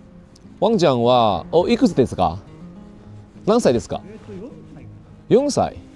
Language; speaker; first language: Japanese; non-native, learner; Chinese